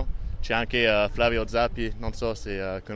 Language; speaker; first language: Italian; non-native, learner; English